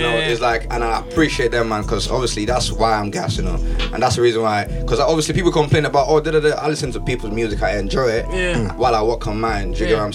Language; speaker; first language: English; non-native, local second language; Yoruba